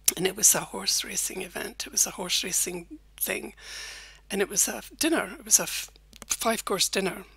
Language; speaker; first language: English; native; English